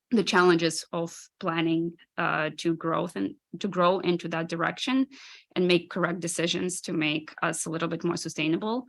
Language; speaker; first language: English; non-native, fluent; Ukrainian